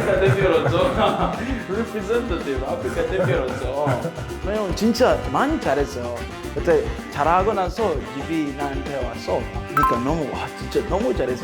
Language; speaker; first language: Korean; non-native, fluent; Swahili